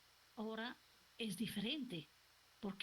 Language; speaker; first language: Spanish; non-native, local second language; Papiamento